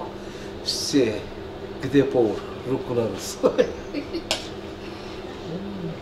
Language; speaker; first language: Russian; non-native, local second language; Uzbek